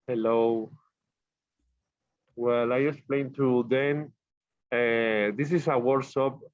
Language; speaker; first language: English; non-native, learner; Spanish